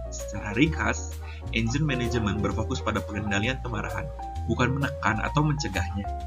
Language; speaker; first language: Indonesian; native; Indonesian